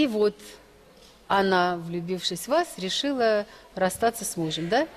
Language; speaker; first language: Russian; native; Russian